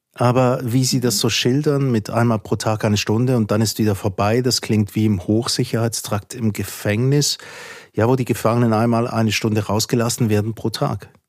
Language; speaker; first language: German; native; German